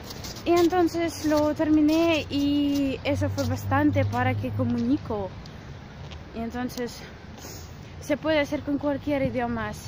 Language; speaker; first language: Spanish; non-native, fluent; Russian